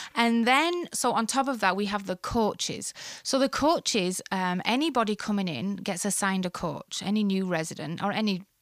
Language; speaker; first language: English; native; English